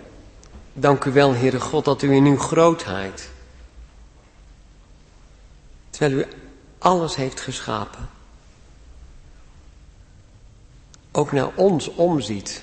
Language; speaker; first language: Dutch; native; Dutch